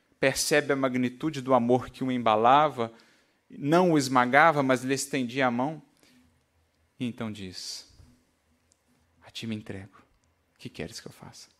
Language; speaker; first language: Portuguese; native; Portuguese